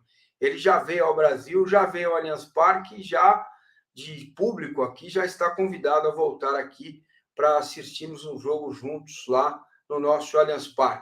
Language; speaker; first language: Portuguese; native; Portuguese